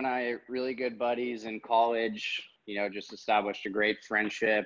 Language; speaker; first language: English; native; English